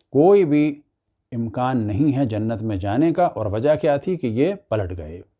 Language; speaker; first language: Urdu; native; Urdu